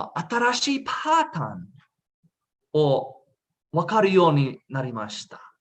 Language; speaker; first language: Japanese; non-native, learner; English